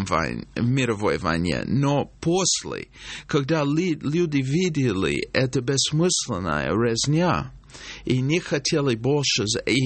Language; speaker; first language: Russian; non-native, fluent; English